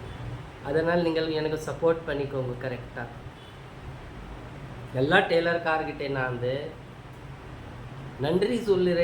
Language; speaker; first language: Tamil; non-native, local second language; Urdu